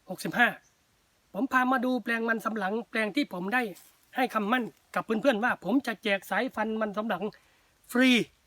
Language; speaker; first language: Thai; native; Thai